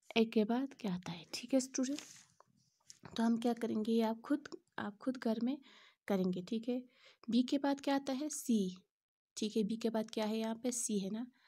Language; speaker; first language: Hindi; non-native, local second language; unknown